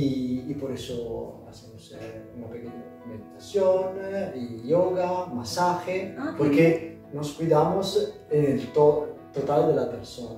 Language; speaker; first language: Spanish; non-native, learner; Italian